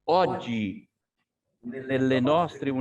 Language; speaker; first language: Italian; non-native, fluent; Portuguese